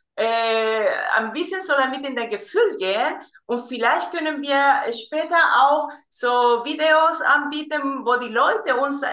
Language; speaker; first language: German; non-native, fluent; Spanish